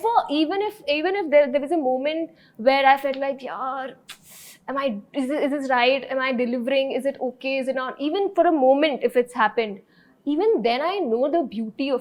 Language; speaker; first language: English; non-native, local second language; Hindi